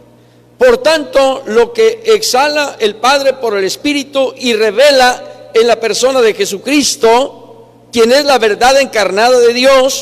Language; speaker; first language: Spanish; native; Spanish